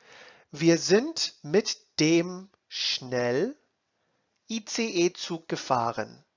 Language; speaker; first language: German; non-native, fluent; English